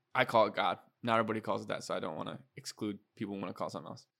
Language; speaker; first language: English; native; English